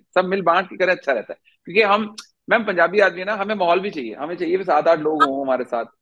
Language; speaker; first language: Hindi; native; Hindi